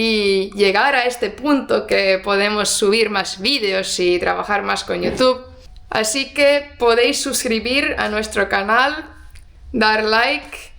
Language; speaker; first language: Spanish; non-native, fluent; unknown